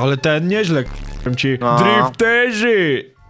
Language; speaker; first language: Polish; native; Polish